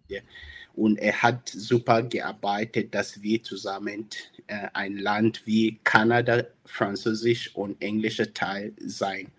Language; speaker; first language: German; non-native, learner; English